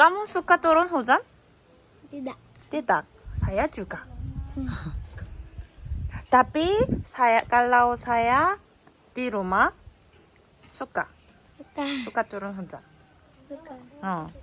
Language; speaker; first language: Indonesian; non-native, learner; Korean